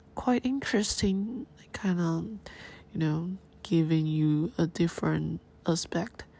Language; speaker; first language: English; non-native, learner; Chinese